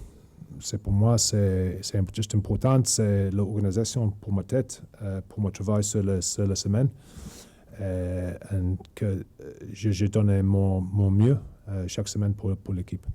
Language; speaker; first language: French; non-native, learner; English